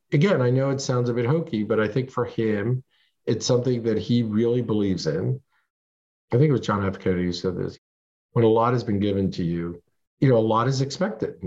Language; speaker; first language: English; early bilingual, other home language; French